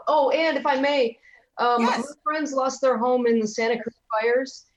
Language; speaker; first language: English; native; English